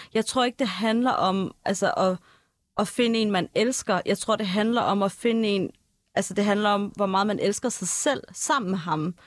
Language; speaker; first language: Danish; native; Danish